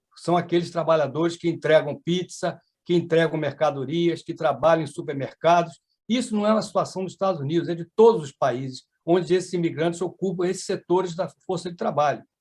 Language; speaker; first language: Portuguese; native; Portuguese